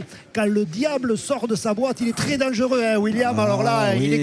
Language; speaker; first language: French; native; French